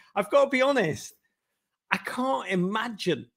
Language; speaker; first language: English; native; English